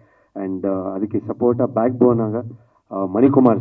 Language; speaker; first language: Telugu; non-native, learner; Kannada